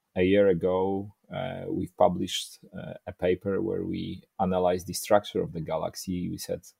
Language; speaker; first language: English; non-native, fluent; Polish